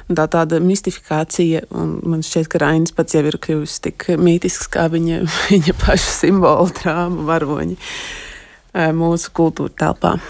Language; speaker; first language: Latvian; native; Latvian